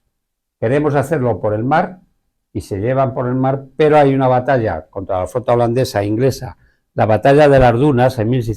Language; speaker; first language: Spanish; native; Spanish